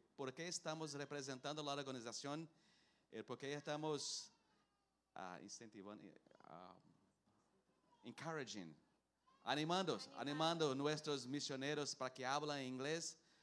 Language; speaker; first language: Spanish; non-native, learner; Portuguese